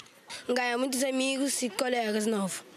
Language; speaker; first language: Portuguese; non-native, local second language; Kabuverdianu